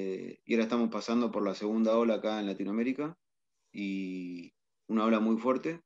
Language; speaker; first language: Spanish; native; Spanish